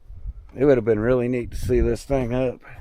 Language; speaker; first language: English; native; English